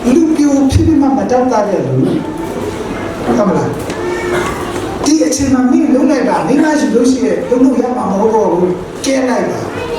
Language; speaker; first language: Burmese; non-native, local second language; Hakha Chin